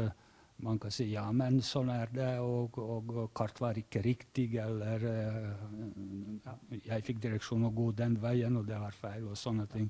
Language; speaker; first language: Norwegian; non-native, fluent; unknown